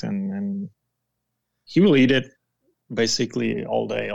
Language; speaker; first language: English; non-native, fluent; Portuguese